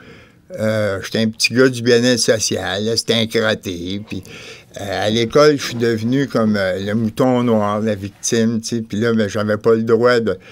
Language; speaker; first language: French; native; French